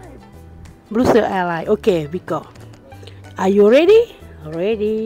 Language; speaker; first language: English; non-native, learner; Thai